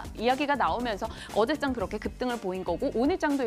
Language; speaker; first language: Korean; native; Korean